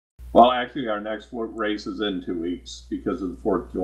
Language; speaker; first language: English; native; English